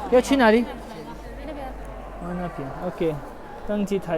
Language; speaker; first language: Chinese; non-native, learner; Urdu